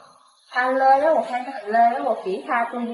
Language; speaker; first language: Chinese; non-native, learner; Vietnamese